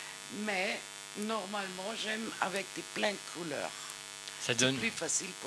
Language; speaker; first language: French; non-native, learner; German